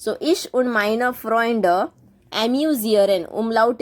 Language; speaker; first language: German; non-native, fluent; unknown